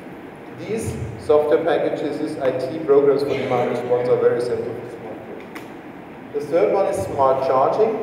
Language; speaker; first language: English; non-native, fluent; German